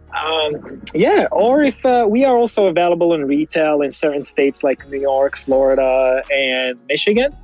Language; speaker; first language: English; non-native, fluent; French